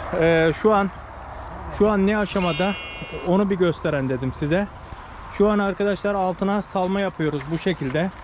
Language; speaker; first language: Turkish; native; Turkish